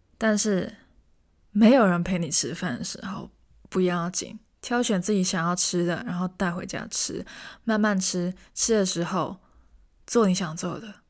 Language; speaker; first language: Chinese; non-native, local second language; Cantonese